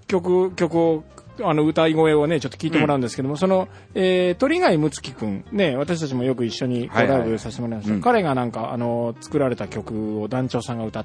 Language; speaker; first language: Japanese; native; Japanese